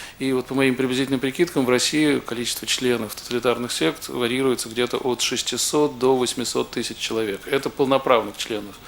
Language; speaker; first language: Russian; native; Russian